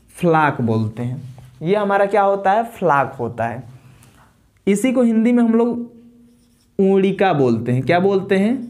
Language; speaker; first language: Hindi; native; Hindi